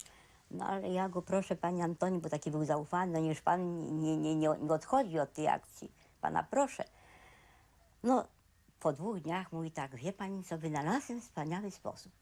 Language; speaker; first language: Polish; native; Polish